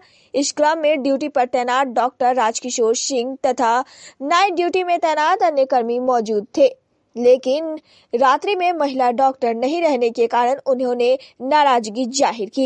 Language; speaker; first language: Hindi; native; Hindi